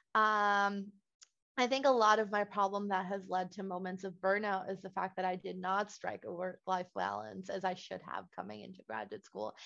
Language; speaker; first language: English; non-native, fluent; Spanish